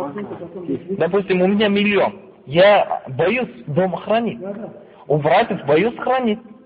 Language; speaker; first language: Russian; non-native, fluent; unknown